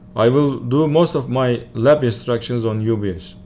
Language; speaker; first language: English; non-native, learner; Turkish